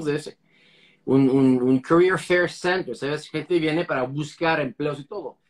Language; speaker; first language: Spanish; non-native, fluent; English